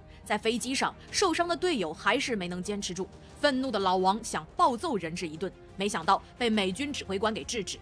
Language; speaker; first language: Chinese; native; Chinese